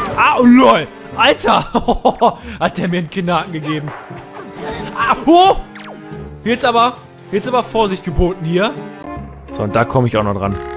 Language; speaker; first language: German; native; German